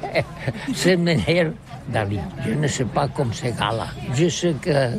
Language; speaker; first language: French; non-native, learner; Catalan